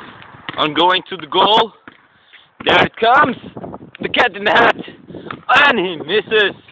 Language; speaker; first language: English; non-native, learner; Dutch